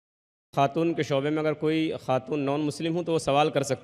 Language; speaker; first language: Hindi; native; Hindi